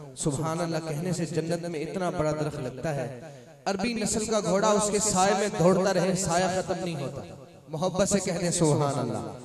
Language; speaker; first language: Urdu; non-native, fluent; Chinese